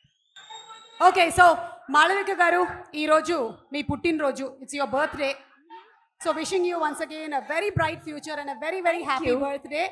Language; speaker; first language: Telugu; native; Telugu